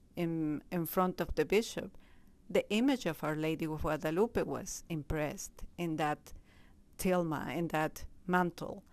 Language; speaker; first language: English; non-native, fluent; Spanish